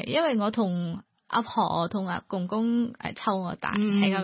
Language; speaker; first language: Cantonese; non-native, learner; Thai